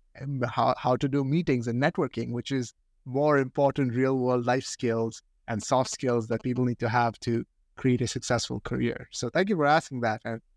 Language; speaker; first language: English; non-native, local second language; Hindi